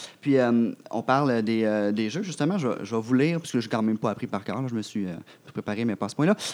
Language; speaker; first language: French; native; French